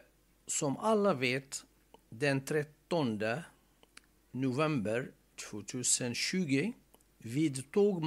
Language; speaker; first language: Swedish; non-native, fluent; Arabic